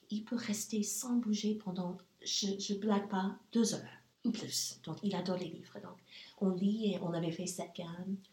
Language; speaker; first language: French; non-native, fluent; English